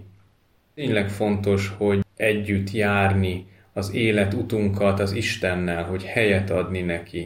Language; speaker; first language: Hungarian; native; Hungarian